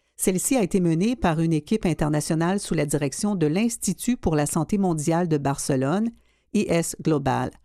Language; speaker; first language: French; native; French